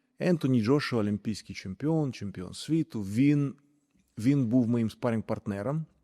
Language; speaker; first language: Ukrainian; non-native, local second language; Russian